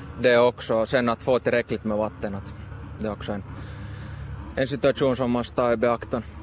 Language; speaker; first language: Swedish; native; Swedish